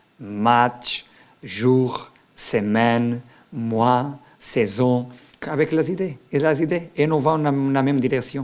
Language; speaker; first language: French; non-native, learner; Portuguese